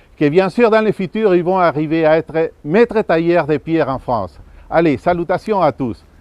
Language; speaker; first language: French; non-native, learner; Spanish